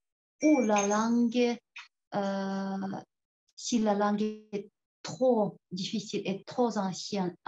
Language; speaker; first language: French; non-native, fluent; Tuvinian